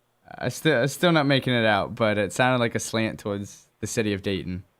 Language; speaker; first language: English; native; English